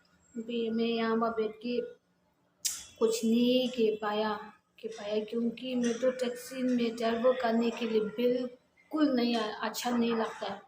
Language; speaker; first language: Hindi; non-native, learner; Tibetan